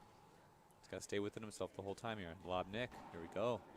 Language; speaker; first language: English; native; English